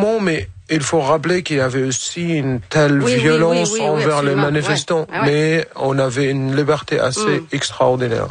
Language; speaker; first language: French; non-native, fluent; Arabic